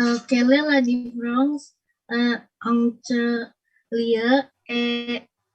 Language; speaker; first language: French; non-native, learner; Indonesian